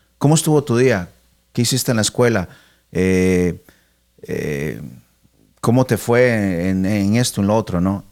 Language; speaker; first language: Spanish; early bilingual, heritage; Spanish